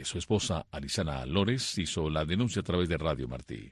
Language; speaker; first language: Spanish; native; Spanish